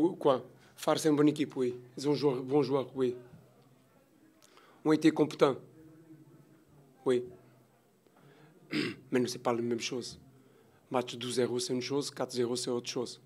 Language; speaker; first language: French; non-native, learner; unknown